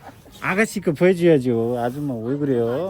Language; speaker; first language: Korean; non-native, fluent; Nepali